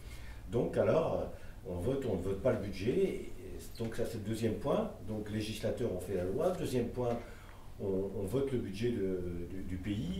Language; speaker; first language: French; native; French